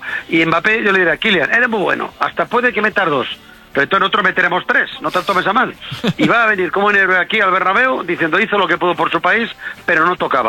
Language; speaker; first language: Spanish; native; Spanish